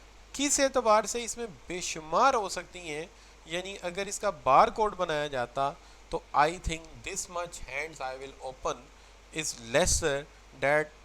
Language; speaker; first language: Urdu; native; Urdu